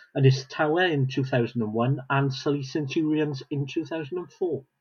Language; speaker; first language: English; non-native, local second language; Welsh